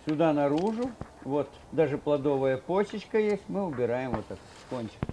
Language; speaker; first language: Russian; non-native, local second language; Ukrainian